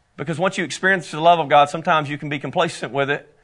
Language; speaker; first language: English; native; English